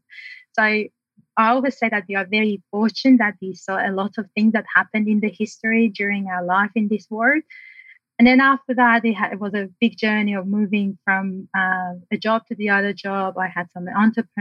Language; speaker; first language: English; non-native, fluent; Persian